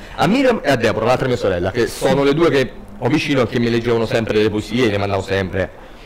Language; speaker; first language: Italian; native; Italian